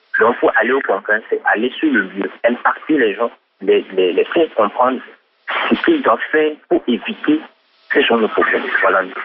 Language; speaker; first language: French; non-native, local second language; Ewe